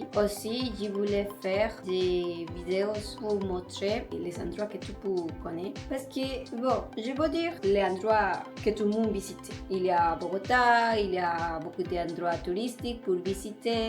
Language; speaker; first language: French; non-native, learner; Spanish